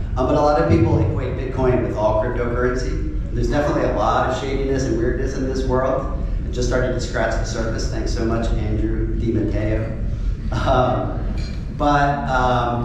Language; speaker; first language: English; native; English